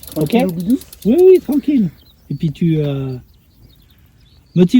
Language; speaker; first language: French; native; French